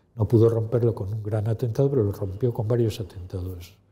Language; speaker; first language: Spanish; native; Spanish